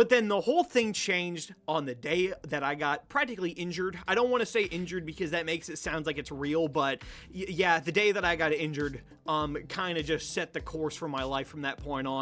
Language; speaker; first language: English; native; English